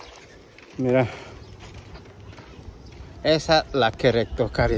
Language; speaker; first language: Spanish; non-native, learner; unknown